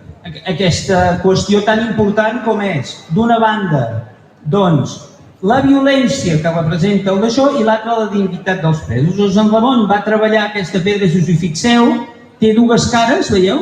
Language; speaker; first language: Catalan; native; Catalan